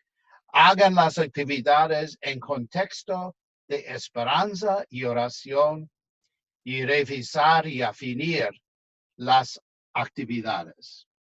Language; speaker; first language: Spanish; non-native, fluent; English